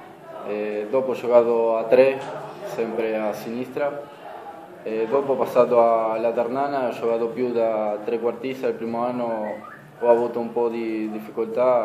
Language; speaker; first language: Italian; non-native, fluent; Spanish